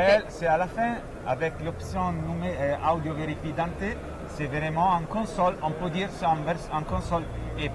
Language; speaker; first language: French; non-native, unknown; Italian